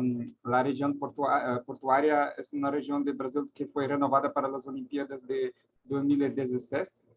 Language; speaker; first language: Spanish; non-native, learner; Portuguese